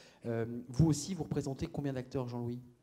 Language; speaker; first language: French; native; French